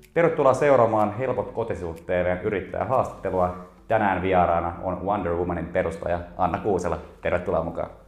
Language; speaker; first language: Finnish; native; Finnish